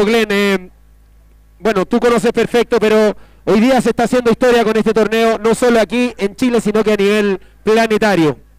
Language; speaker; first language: Spanish; native; Spanish